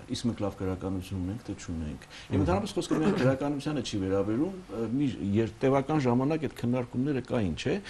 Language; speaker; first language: Armenian; native; Armenian